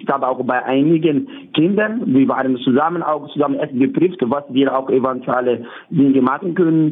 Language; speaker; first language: German; non-native, learner; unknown